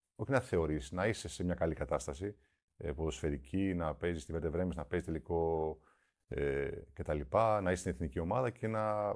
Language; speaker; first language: Greek; early bilingual, heritage; Greek